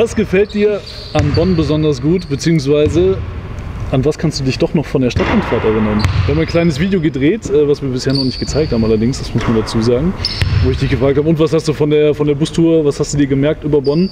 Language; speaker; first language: German; native; German